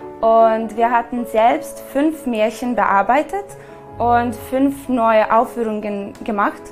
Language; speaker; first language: German; non-native, fluent; Serbian